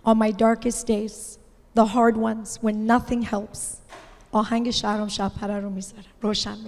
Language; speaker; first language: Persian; early bilingual, heritage; Persian